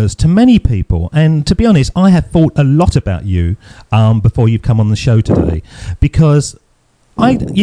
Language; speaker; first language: English; native; English